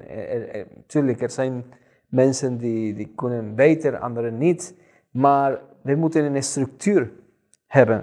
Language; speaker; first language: Dutch; non-native, fluent; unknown